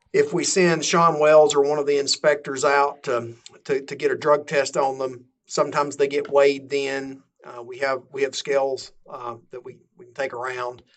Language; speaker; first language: English; native; English